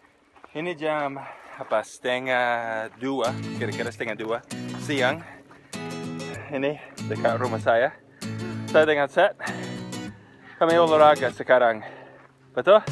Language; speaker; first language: Indonesian; non-native, fluent; English